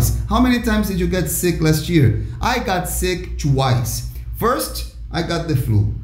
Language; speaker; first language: English; non-native, fluent; Portuguese